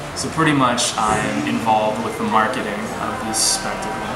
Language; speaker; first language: English; native; English